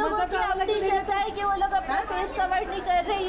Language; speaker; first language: Hindi; native; Hindi